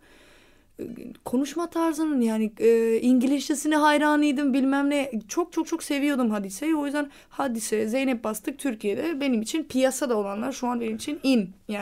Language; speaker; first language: Turkish; non-native, fluent; Albanian